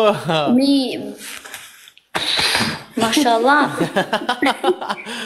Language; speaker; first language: English; non-native, learner; Albanian